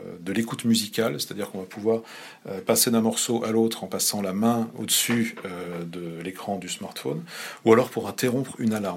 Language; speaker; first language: French; native; French